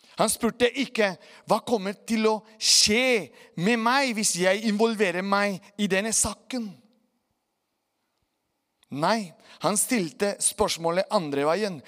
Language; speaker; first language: Norwegian; non-native, fluent; Spanish